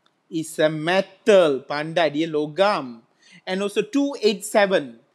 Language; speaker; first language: English; non-native, local second language; Malay